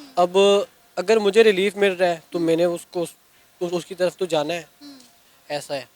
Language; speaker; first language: Urdu; non-native, local second language; Kashmiri